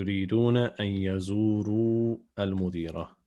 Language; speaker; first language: Arabic; non-native, fluent; English